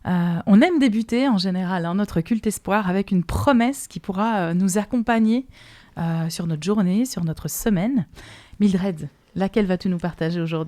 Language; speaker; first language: French; native; French